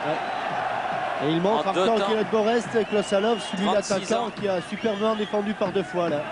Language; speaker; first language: French; native; French